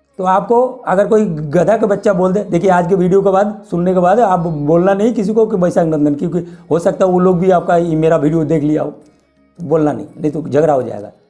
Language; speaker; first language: Hindi; non-native, local second language; Bangla